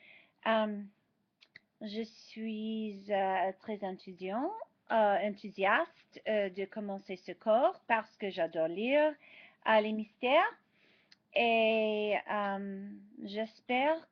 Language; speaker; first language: French; non-native, fluent; English